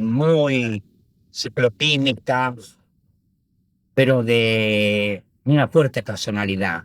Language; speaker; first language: Spanish; early bilingual, other home language; Italian